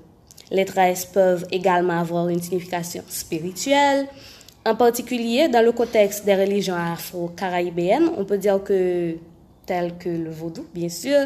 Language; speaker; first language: French; non-native, local second language; Haitian Creole